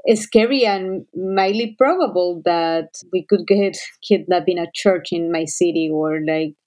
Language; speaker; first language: English; non-native, fluent; Spanish